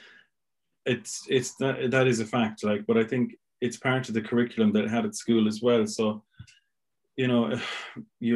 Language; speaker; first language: English; native; English